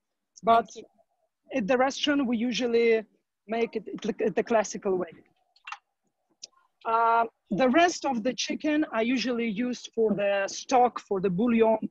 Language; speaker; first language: English; non-native, learner; Ukrainian